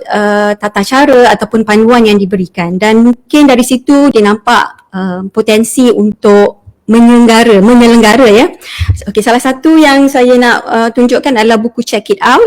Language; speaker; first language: Malay; native; Malay